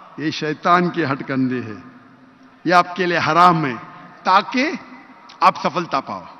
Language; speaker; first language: Urdu; non-native, local second language; Konkani